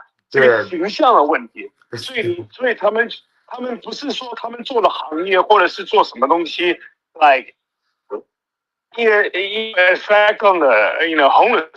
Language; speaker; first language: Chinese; native; Chinese